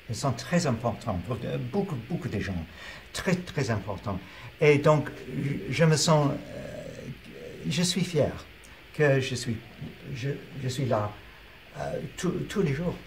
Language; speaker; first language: French; non-native, learner; English